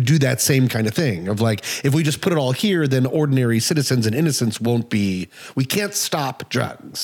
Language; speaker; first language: English; native; English